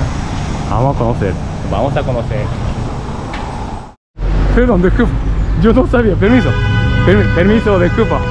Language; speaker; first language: Spanish; non-native, learner; Japanese